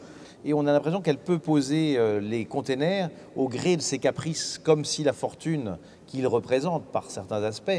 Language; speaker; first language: French; native; French